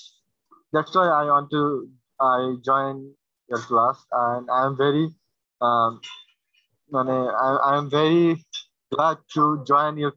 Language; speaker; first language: English; non-native, learner; Bangla